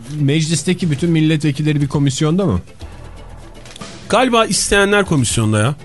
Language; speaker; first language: Turkish; native; Turkish